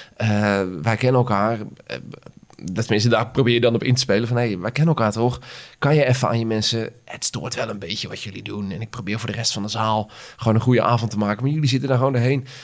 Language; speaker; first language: Dutch; native; Dutch